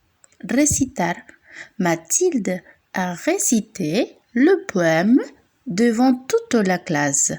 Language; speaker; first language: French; non-native, fluent; Spanish